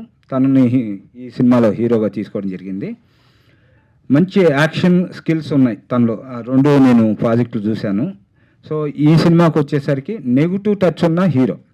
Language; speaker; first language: Telugu; native; Telugu